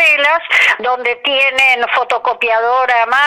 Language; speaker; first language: Spanish; native; Spanish